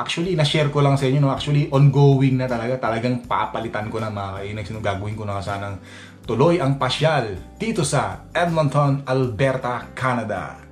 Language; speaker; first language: Filipino; native; Filipino